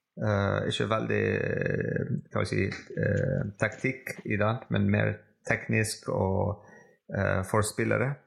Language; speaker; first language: Norwegian; non-native, fluent; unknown